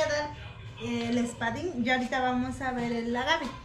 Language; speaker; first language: Spanish; native; Spanish